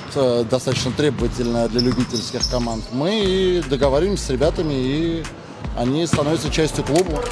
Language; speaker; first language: Russian; native; Russian